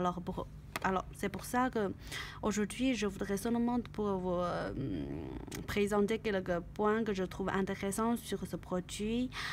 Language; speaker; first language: French; non-native, learner; Chinese